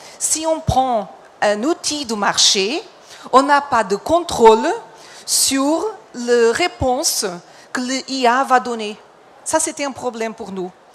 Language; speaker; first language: French; non-native, fluent; Portuguese